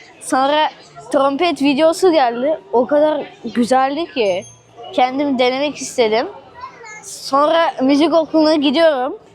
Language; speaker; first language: Turkish; early bilingual, other home language; Russian